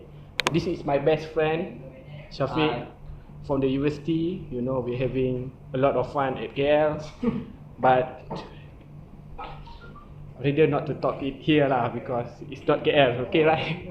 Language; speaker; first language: English; non-native, local second language; Malay